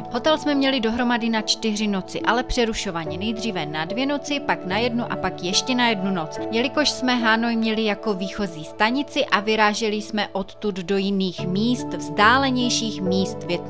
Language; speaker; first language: Czech; native; Czech